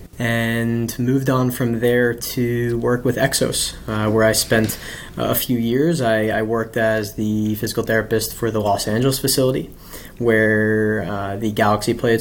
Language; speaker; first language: English; native; English